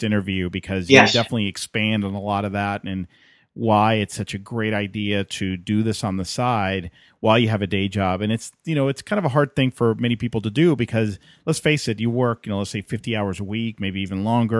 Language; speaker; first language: English; native; English